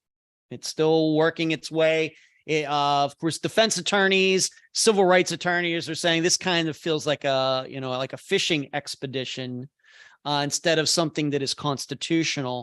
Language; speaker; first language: English; native; English